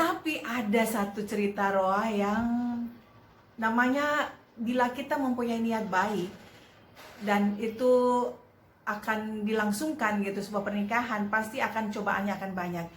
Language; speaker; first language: Indonesian; native; Indonesian